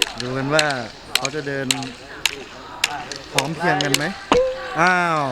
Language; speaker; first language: Thai; native; Thai